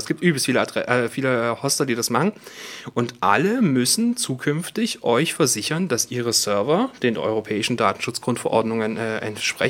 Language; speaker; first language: German; native; German